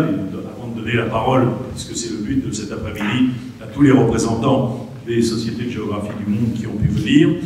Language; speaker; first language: French; native; French